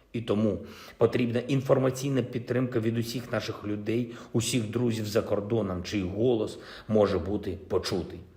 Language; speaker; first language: Ukrainian; non-native, local second language; Russian